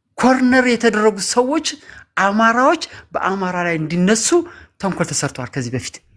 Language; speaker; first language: Amharic; non-native, local second language; Tigrinya